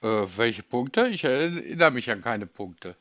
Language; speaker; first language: German; native; German